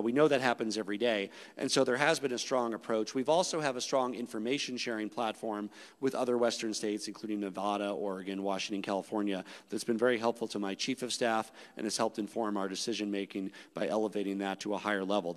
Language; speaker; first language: English; native; English